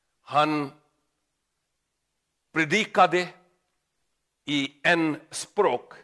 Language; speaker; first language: Swedish; non-native, learner; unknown